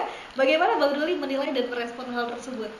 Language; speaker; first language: Indonesian; native; Indonesian